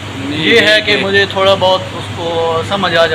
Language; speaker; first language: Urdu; non-native, local second language; Punjabi